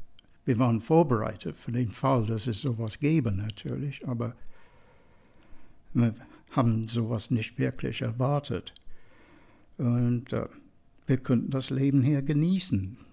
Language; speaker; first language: German; non-native, fluent; English